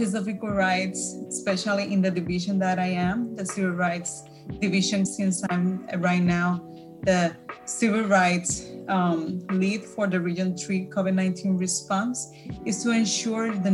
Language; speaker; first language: English; non-native, fluent; Spanish